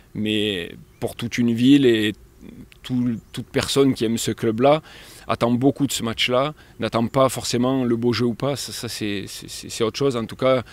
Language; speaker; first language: French; native; French